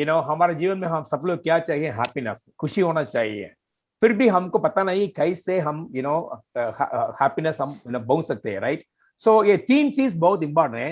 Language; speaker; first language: Hindi; non-native, fluent; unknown